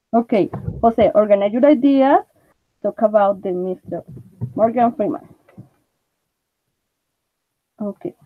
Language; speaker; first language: English; non-native, learner; Spanish